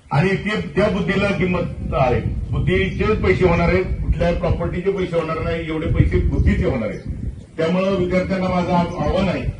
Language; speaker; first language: Marathi; native; Marathi